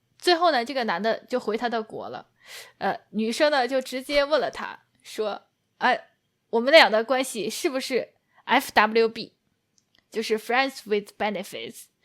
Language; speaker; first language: Chinese; native; Chinese